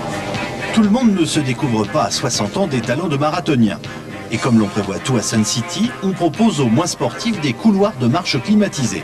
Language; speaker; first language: French; native; French